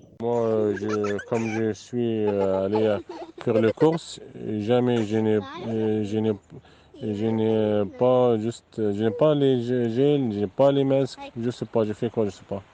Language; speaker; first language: French; non-native, learner; Arabic